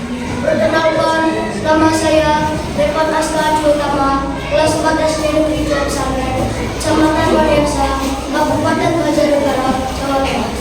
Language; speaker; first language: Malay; non-native, local second language; Javanese